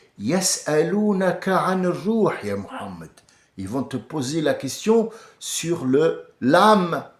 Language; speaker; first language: French; early bilingual, other home language; Arabic